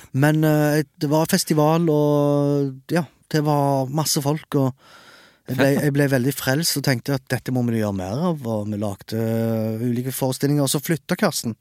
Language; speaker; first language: Norwegian; early bilingual, other home language; Arabic